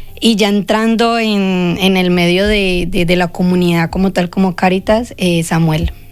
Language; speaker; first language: Spanish; native; Spanish